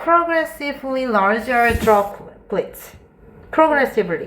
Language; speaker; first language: English; non-native, fluent; Korean